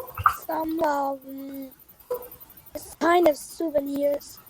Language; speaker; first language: English; non-native, learner; Vietnamese